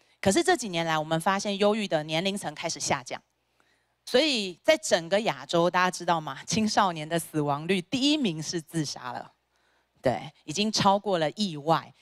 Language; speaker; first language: Chinese; native; Chinese